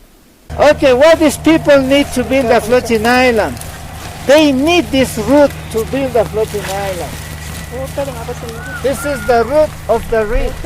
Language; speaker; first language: English; non-native, learner; Spanish